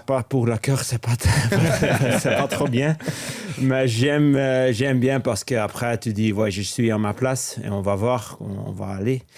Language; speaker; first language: French; non-native, local second language; Dutch